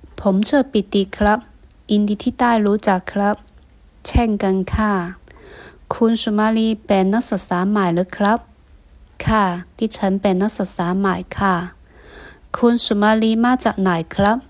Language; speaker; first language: Thai; non-native, learner; Chinese